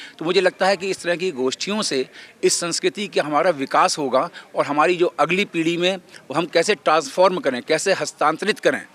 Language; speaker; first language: Hindi; native; Hindi